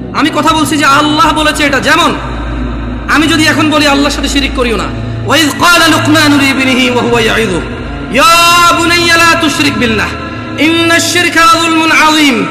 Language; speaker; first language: Bangla; early bilingual, heritage; Bangla